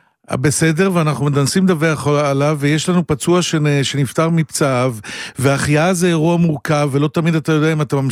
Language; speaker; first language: Hebrew; native; Hebrew